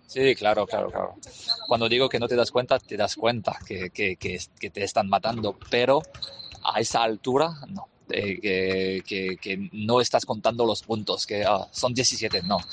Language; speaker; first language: Spanish; non-native, fluent; French